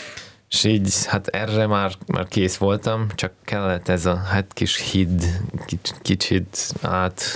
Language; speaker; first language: Hungarian; non-native, fluent; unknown